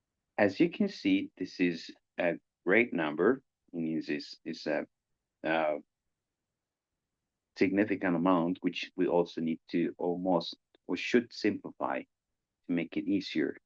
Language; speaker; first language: English; non-native, fluent; Spanish